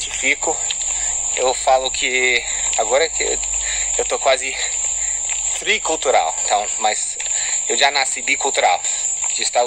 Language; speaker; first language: Portuguese; non-native, fluent; English